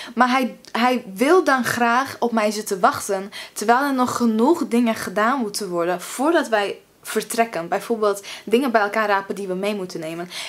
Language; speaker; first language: Dutch; early bilingual, other home language; Russian